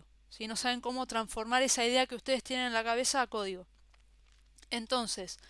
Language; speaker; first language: Spanish; native; Spanish